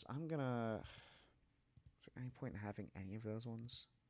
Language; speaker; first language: English; native; English